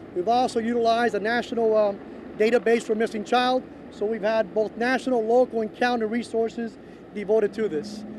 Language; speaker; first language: English; early bilingual, other home language; Spanish